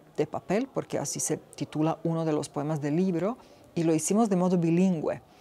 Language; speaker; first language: Spanish; non-native, fluent; Serbian